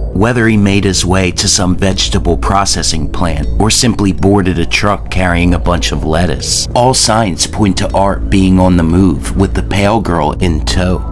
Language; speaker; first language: English; native; English